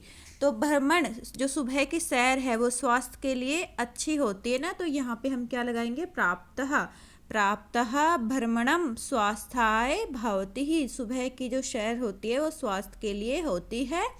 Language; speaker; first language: Hindi; native; Hindi